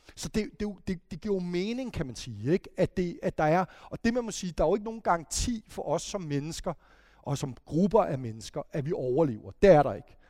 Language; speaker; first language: Danish; native; Danish